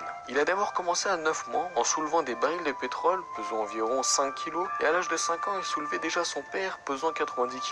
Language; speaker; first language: French; native; French